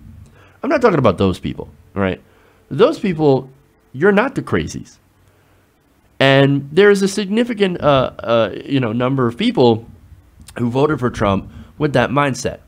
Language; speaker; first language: English; native; English